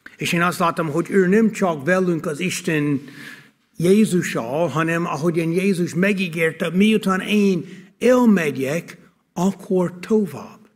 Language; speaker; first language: Hungarian; non-native, fluent; English